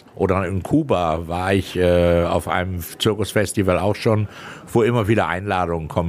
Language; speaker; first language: German; native; German